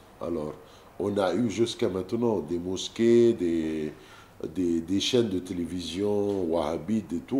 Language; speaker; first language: French; non-native, fluent; Arabic